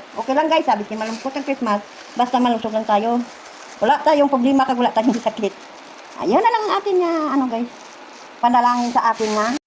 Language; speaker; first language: Filipino; non-native, local second language; Hiligaynon